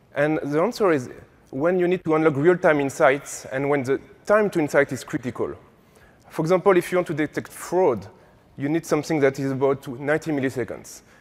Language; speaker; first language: English; non-native, fluent; French